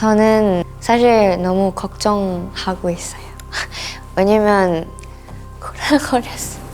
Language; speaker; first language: Korean; non-native, learner; Japanese